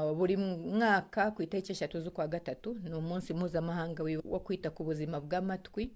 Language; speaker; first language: Kinyarwanda; early bilingual, heritage; Kinyarwanda